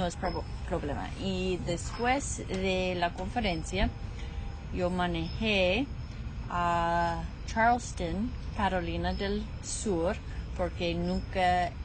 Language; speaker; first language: Spanish; non-native, fluent; English